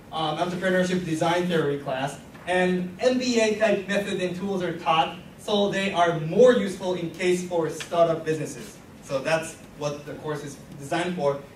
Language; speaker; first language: English; non-native, fluent; Japanese